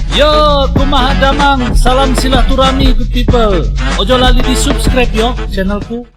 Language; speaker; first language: Malay; native; Malay